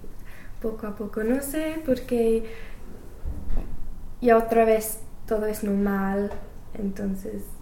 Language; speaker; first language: Spanish; non-native, learner; English